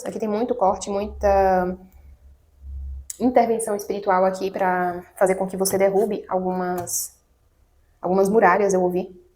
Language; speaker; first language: Portuguese; native; Portuguese